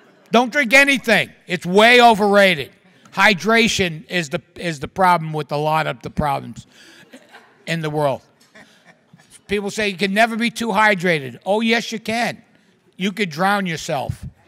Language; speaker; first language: English; native; English